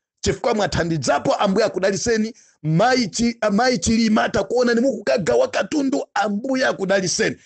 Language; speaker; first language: Nyanja; non-native, local second language; Tumbuka